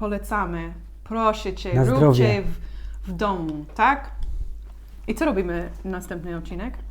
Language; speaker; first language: Polish; non-native, learner; English